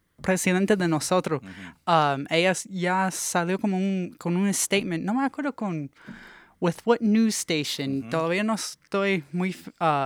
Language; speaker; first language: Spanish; early bilingual, heritage; English